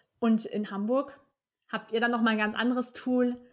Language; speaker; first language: German; native; German